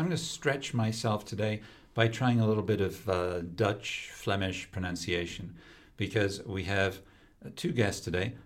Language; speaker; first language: English; native; English